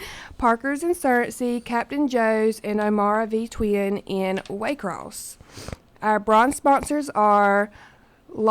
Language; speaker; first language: English; native; English